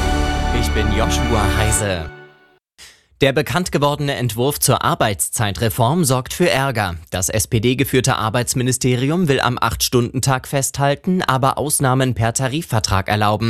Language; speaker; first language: German; native; German